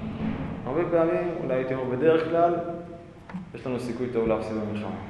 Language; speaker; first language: Hebrew; native; Hebrew